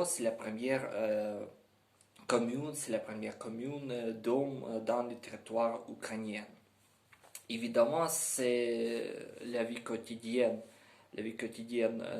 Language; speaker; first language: French; non-native, learner; Ukrainian